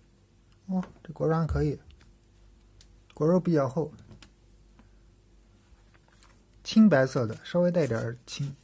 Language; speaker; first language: Chinese; native; Chinese